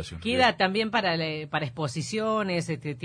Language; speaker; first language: Spanish; native; Spanish